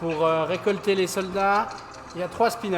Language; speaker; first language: French; native; French